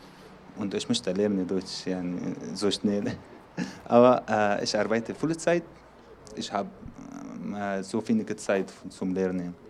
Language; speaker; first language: German; non-native, learner; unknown